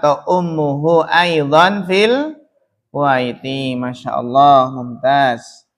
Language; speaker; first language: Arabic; non-native, fluent; Indonesian